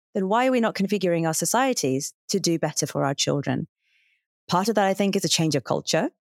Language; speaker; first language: English; native; English